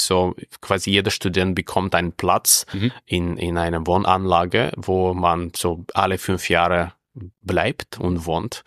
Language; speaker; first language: German; non-native, fluent; Russian